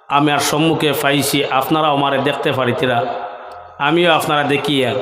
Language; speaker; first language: Bangla; non-native, local second language; Sylheti